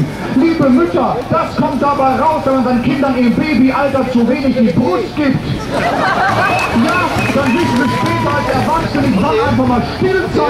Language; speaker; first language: German; native; German